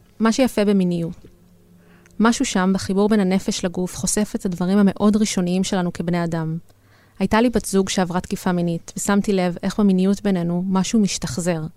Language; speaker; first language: Hebrew; native; Hebrew